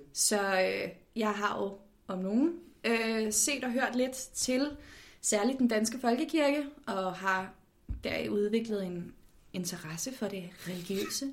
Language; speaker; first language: Danish; native; Danish